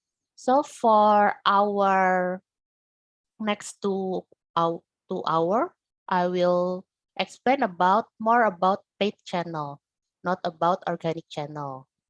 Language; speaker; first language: English; non-native, learner; Indonesian